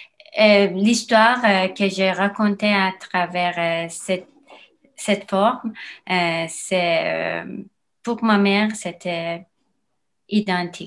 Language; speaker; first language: French; non-native, learner; Persian